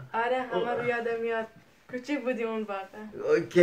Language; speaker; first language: Persian; non-native, fluent; Kurdish